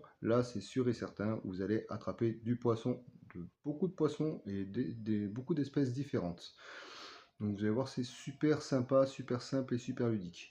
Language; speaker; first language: French; native; French